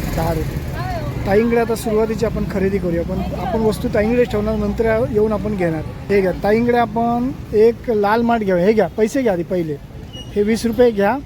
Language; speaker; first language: Marathi; native; Marathi